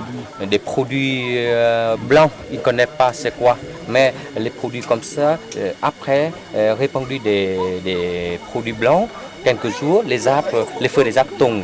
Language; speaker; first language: French; non-native, fluent; Vietnamese